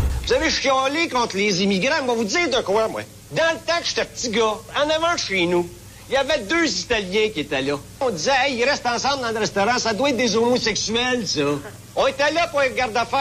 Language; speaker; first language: French; native; French